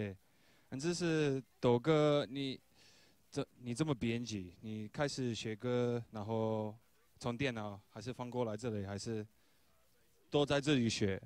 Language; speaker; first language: Chinese; non-native, learner; English